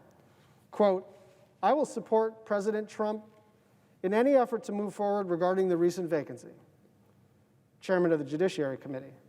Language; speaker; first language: English; native; English